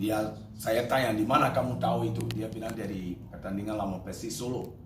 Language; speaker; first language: Indonesian; non-native, fluent; English